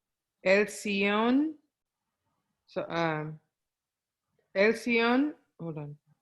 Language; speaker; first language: Spanish; non-native, learner; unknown